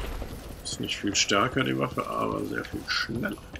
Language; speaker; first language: German; native; German